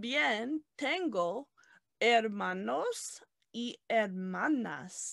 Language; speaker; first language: Spanish; non-native, learner; English